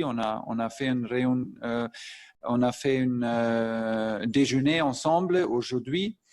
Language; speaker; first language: French; non-native, fluent; German